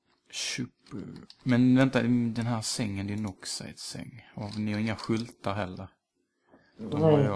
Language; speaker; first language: Swedish; native; Swedish